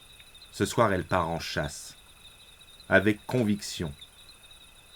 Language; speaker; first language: French; native; French